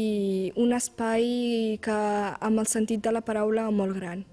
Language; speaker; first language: Catalan; early bilingual, other home language; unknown